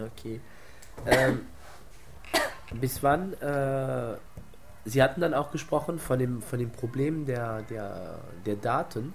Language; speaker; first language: German; non-native, fluent; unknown